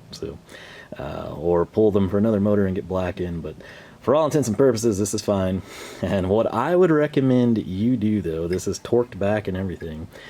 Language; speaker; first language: English; native; English